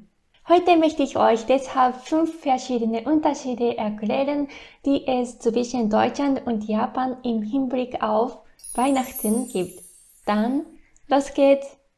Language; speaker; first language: German; non-native, fluent; Japanese